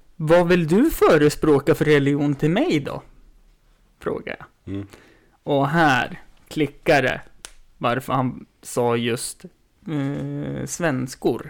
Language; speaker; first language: Swedish; native; Swedish